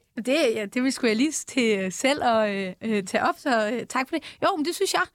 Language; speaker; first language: Danish; native; Danish